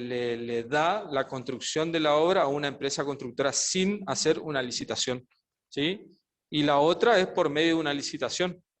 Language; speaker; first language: Spanish; native; Spanish